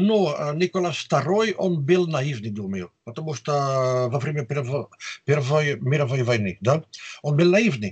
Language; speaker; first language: Russian; non-native, fluent; Dutch